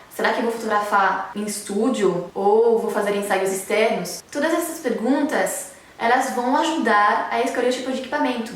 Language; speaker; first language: Portuguese; non-native, fluent; French